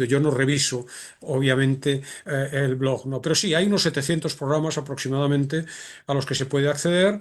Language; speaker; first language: Spanish; native; Spanish